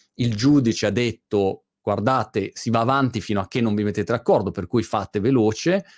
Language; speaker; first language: Italian; native; Italian